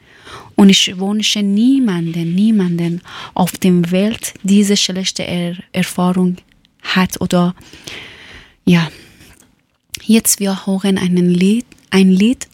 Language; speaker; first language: German; non-native, learner; Persian